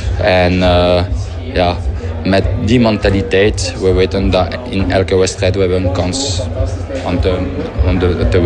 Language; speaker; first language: Dutch; non-native, fluent; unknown